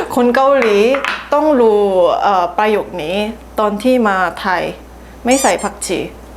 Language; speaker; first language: Thai; non-native, fluent; Korean